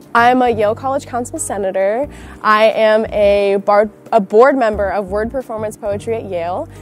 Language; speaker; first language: English; native; English